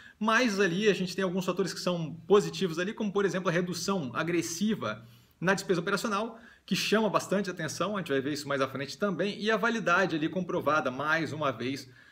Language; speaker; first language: Portuguese; native; Portuguese